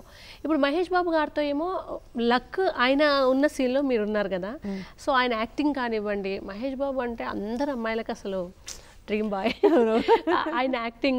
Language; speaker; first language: Telugu; native; Telugu